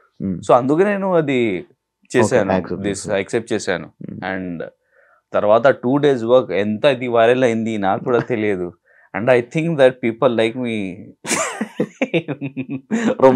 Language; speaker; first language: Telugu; non-native, local second language; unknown